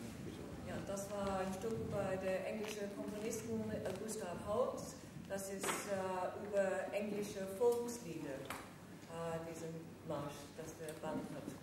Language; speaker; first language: German; non-native, learner; English